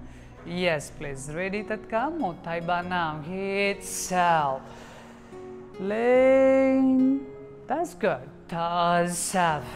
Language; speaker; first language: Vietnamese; non-native, learner; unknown